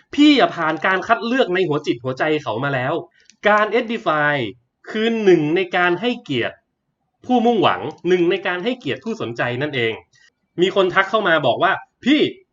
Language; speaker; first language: Thai; native; Thai